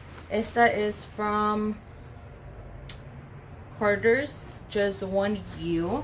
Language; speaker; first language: English; early bilingual, other home language; Spanish